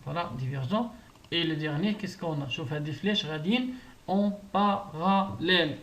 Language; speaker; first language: French; non-native, local second language; Arabic